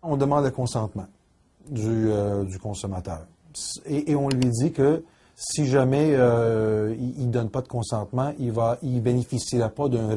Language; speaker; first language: French; native; French